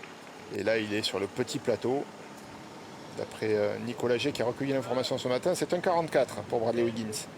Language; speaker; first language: French; native; French